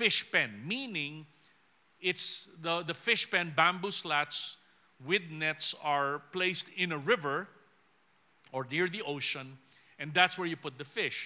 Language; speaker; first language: English; non-native, local second language; Filipino